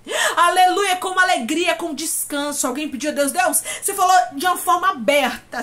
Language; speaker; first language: Portuguese; native; Portuguese